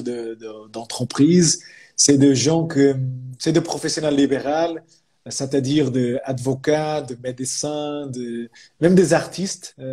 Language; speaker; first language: French; non-native, fluent; Portuguese